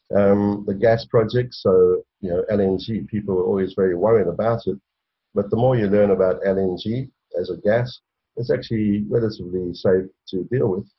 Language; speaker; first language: English; native; English